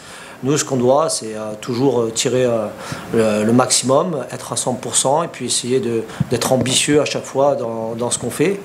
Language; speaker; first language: French; native; French